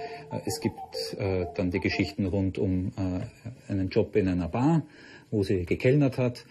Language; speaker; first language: German; native; German